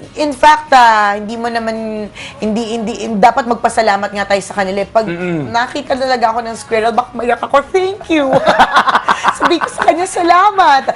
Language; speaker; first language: Filipino; native; Filipino